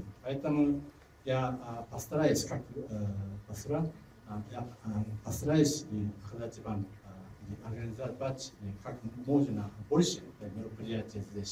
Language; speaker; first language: Russian; non-native, fluent; Japanese